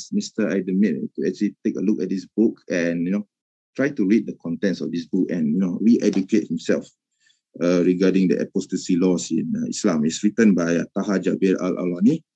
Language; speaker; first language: English; non-native, local second language; Malay